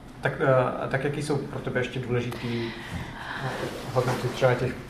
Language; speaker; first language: Czech; native; Czech